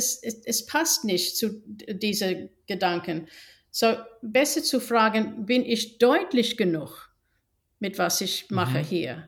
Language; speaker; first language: German; non-native, fluent; English